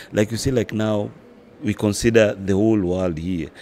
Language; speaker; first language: English; non-native, local second language; Luo (Kenya and Tanzania)